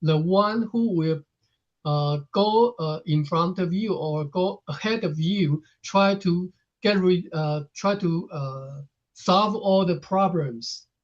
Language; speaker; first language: English; non-native, fluent; Chinese